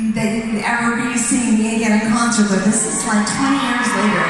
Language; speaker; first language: English; native; English